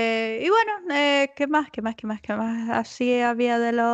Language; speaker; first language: Spanish; native; Spanish